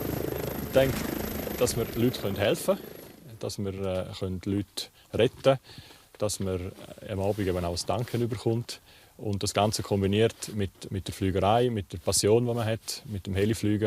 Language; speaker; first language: German; native; German